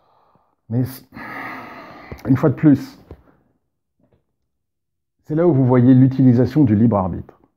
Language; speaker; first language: French; native; French